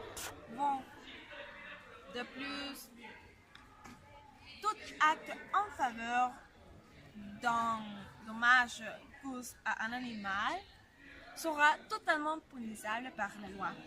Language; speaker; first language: French; non-native, learner; Spanish